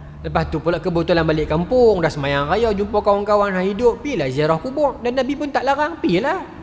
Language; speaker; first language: Malay; native; Malay